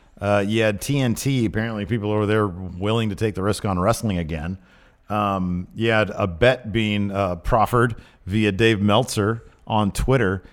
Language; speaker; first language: English; native; English